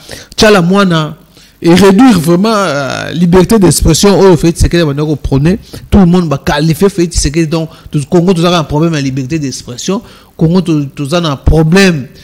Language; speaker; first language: French; non-native, local second language; Lingala